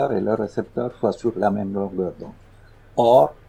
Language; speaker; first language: French; non-native, local second language; Arabic